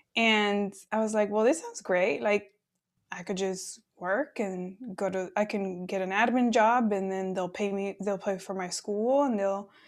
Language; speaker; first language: English; early bilingual, other home language; Spanish